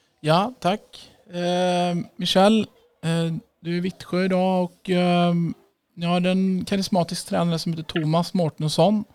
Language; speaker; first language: Swedish; native; Swedish